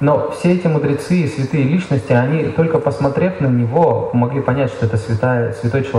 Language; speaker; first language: Russian; native; Russian